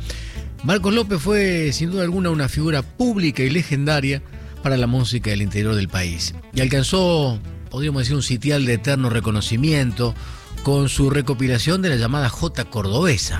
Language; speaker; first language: Spanish; native; Spanish